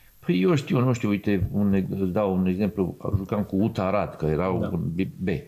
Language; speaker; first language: Romanian; non-native, local second language; Serbian